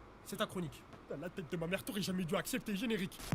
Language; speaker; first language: French; native; French